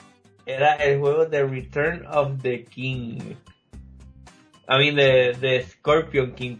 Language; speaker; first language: Spanish; native; Spanish